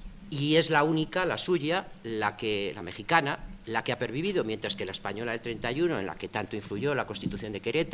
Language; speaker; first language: Spanish; native; Spanish